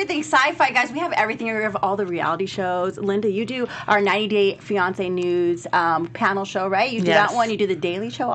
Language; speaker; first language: English; native; English